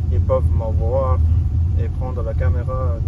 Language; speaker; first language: French; non-native, learner; English